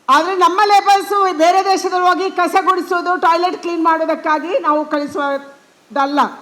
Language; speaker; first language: Kannada; non-native, local second language; Tulu